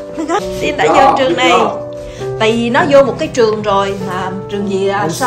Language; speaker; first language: Vietnamese; native; Vietnamese